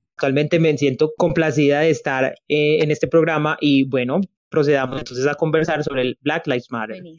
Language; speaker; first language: Spanish; native; Spanish